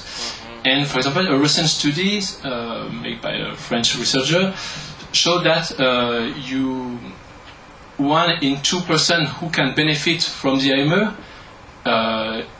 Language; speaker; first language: English; non-native, learner; French